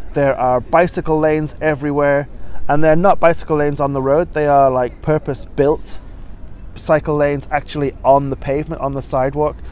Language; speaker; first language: English; native; English